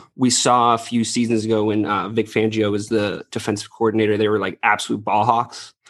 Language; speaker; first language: English; native; English